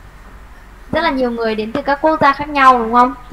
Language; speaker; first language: Vietnamese; native; Vietnamese